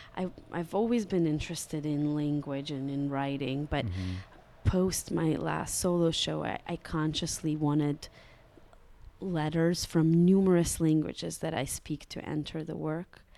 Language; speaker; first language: English; early bilingual, other home language; Russian